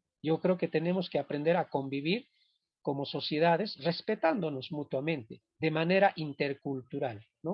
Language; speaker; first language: Spanish; non-native, local second language; Quechua